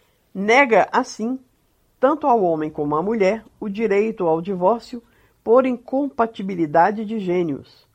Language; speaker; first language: Portuguese; native; Portuguese